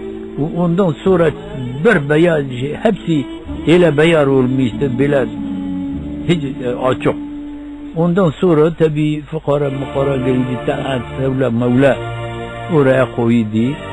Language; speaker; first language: Turkish; non-native, local second language; Kurdish